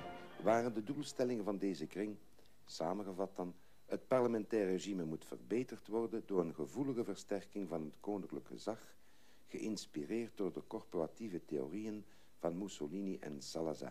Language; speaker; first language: Dutch; native; Dutch